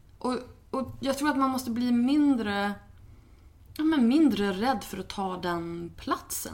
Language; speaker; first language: Swedish; native; Swedish